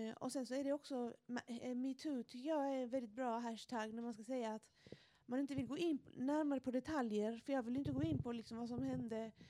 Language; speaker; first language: Swedish; non-native, fluent; Spanish